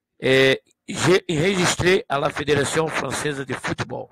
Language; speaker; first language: French; non-native, learner; Portuguese